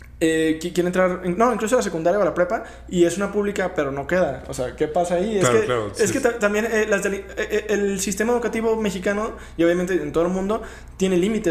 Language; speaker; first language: Spanish; native; Spanish